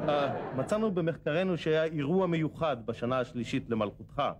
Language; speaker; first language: Hebrew; native; Hebrew